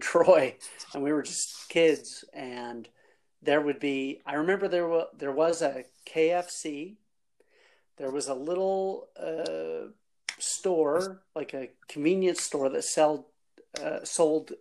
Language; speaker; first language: English; native; English